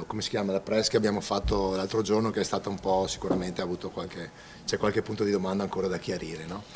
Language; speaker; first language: Italian; native; Italian